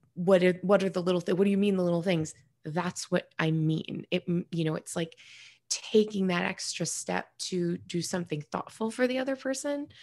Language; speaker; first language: English; native; English